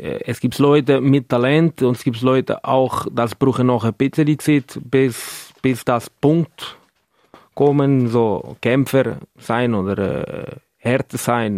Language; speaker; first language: German; non-native, learner; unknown